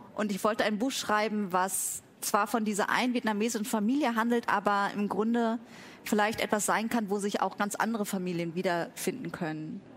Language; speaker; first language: German; early bilingual, other home language; Vietnamese